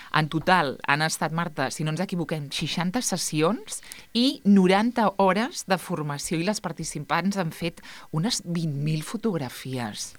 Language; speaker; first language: Catalan; native; Catalan